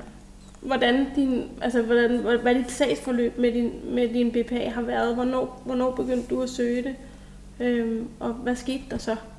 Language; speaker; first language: Danish; native; Danish